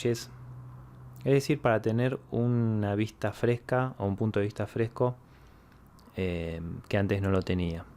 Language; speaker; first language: Spanish; native; Spanish